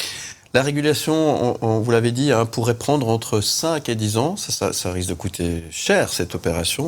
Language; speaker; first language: French; native; French